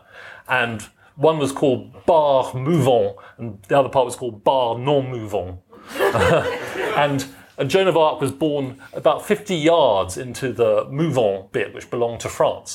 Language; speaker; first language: English; native; English